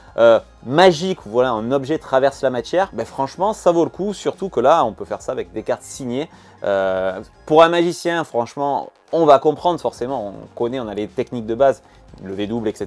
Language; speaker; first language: French; native; French